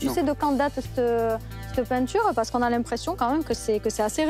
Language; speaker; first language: French; native; French